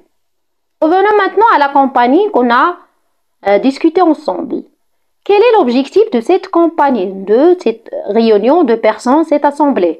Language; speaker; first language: French; non-native, local second language; Arabic